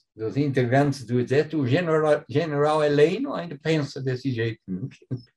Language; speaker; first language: Portuguese; non-native, fluent; English